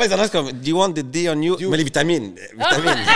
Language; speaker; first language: French; native; French